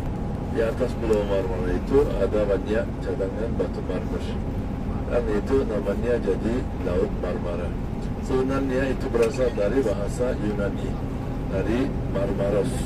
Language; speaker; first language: Indonesian; non-native, fluent; Turkish